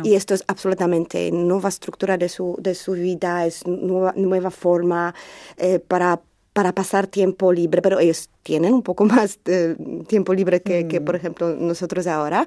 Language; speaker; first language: Spanish; non-native, learner; Polish